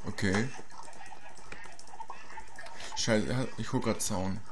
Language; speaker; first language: German; native; German